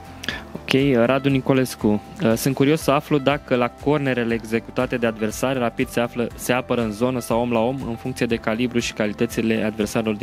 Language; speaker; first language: Romanian; native; Romanian